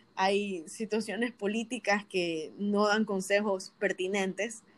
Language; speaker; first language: Spanish; native; Spanish